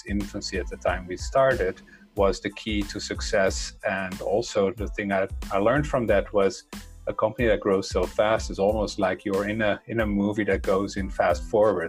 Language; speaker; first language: English; non-native, fluent; Dutch